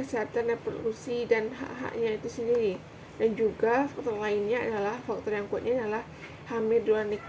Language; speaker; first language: Indonesian; native; Indonesian